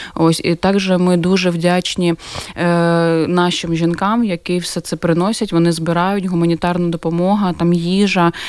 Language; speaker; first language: Ukrainian; native; Ukrainian